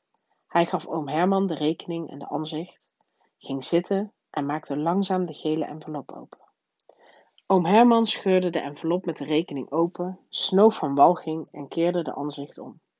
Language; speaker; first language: Dutch; native; Dutch